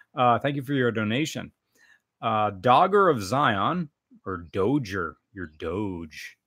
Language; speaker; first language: English; native; English